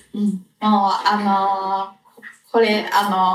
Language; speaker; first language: Japanese; non-native, fluent; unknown